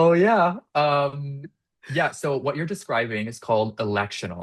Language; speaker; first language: English; native; English